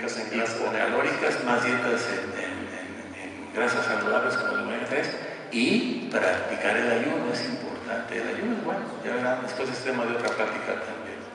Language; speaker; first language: Spanish; native; Spanish